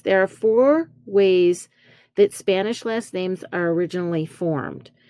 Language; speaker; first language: English; native; English